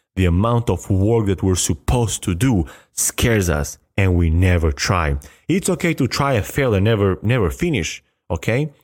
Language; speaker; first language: English; non-native, fluent; Albanian